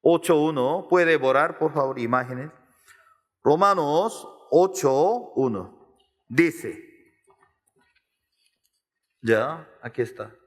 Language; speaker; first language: Spanish; non-native, learner; Korean